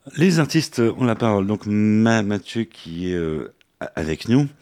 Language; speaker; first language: French; native; French